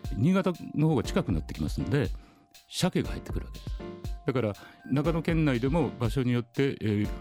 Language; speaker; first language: Japanese; native; Japanese